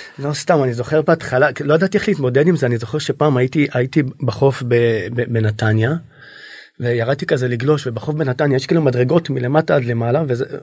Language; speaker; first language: Hebrew; native; Hebrew